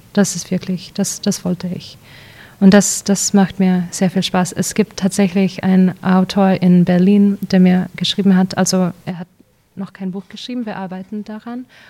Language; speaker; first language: German; early bilingual, heritage; English